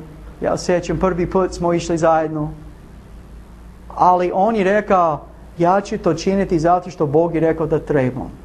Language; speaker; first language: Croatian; non-native, learner; English